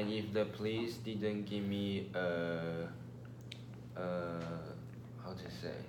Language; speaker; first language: English; non-native, learner; Chinese